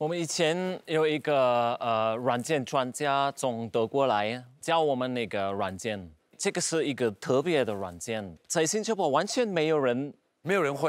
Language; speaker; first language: Chinese; non-native, learner; German